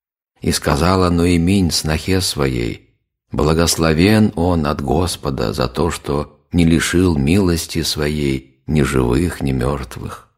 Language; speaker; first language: Russian; native; Russian